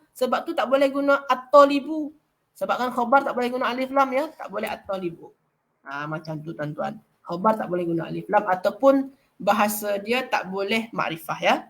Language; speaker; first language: Malay; native; Malay